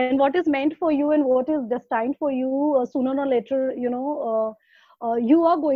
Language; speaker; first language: English; non-native, local second language; Hindi